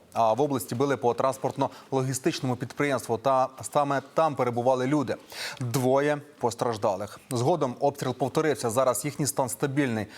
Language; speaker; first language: Ukrainian; native; Ukrainian